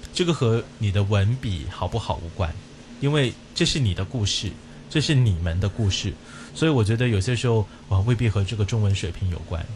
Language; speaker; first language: Chinese; non-native, local second language; Cantonese